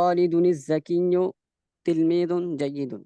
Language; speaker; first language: Arabic; non-native, learner; Bangla